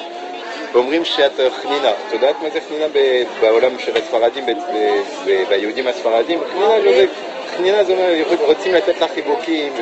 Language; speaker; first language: Hebrew; non-native, fluent; French